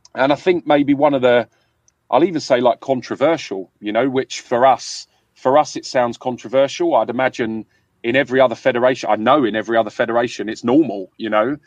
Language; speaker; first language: English; native; English